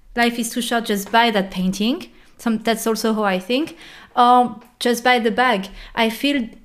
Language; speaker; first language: English; non-native, fluent; French